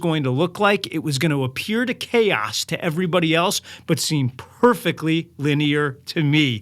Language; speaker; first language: English; native; English